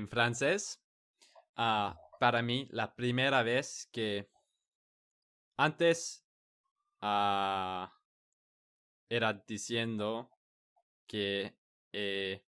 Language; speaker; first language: Spanish; non-native, learner; English